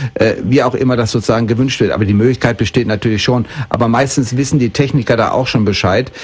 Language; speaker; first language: German; native; German